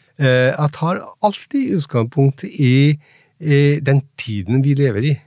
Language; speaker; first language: Norwegian; non-native, fluent; Punjabi